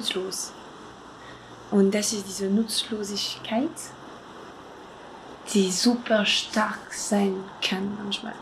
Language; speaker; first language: German; non-native, fluent; French